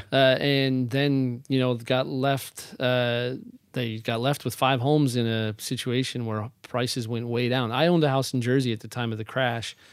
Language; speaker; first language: English; native; English